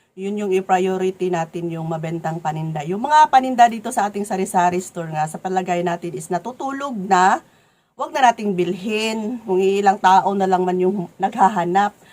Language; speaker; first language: Filipino; non-native, local second language; Cebuano